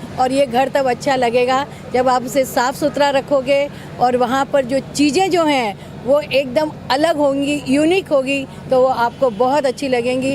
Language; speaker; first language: Hindi; native; Hindi